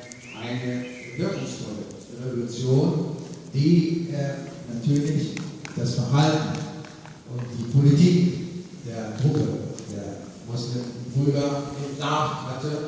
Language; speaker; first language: German; non-native, fluent; Arabic